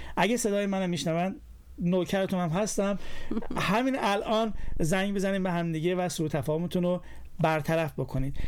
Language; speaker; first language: Persian; native; Persian